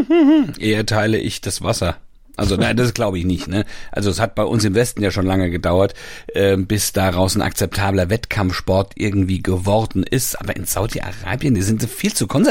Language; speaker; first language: German; native; German